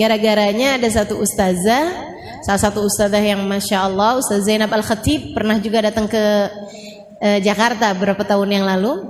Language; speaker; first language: Indonesian; native; Indonesian